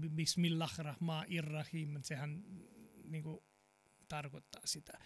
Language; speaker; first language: Finnish; non-native, fluent; Serbian